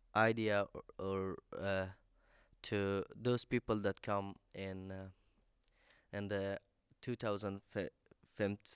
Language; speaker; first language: English; non-native, learner; Persian